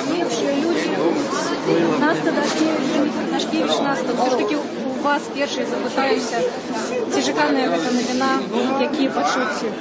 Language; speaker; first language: Belarusian; native; Belarusian